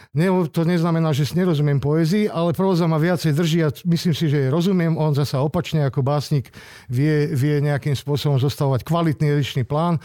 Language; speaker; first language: Slovak; non-native, local second language; Hungarian